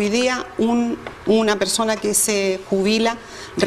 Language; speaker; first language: Spanish; native; Spanish